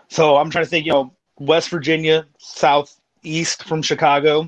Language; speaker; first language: English; native; English